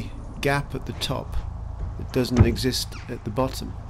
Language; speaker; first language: English; native; English